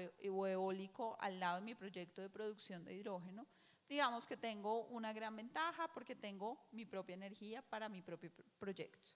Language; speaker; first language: Spanish; native; Spanish